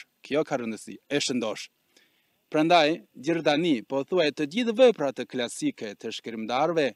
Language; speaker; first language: Albanian; non-native, fluent; Chinese